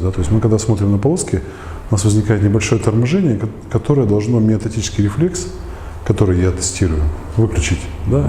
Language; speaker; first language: Russian; native; Russian